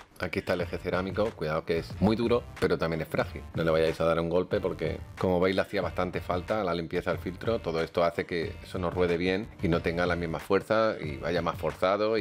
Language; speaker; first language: Spanish; native; Spanish